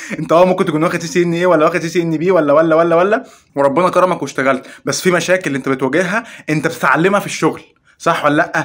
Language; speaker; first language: Arabic; native; Arabic